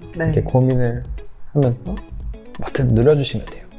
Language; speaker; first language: Korean; non-native, fluent; Persian